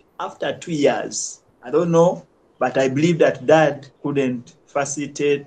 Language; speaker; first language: English; non-native, local second language; Ganda